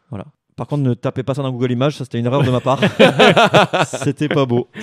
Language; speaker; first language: French; native; French